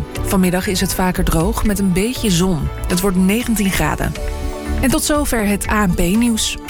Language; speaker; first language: Dutch; native; Dutch